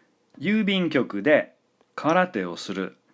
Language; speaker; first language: Japanese; non-native, fluent; English